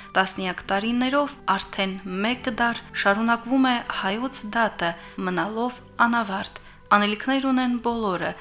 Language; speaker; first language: Armenian; native; Armenian